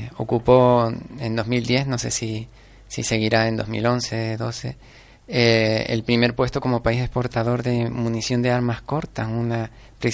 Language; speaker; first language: Spanish; native; Spanish